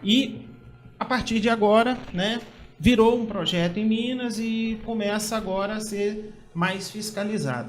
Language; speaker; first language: Portuguese; native; Portuguese